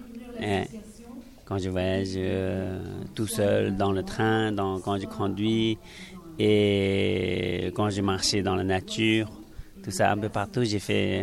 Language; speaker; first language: French; non-native, learner; Tibetan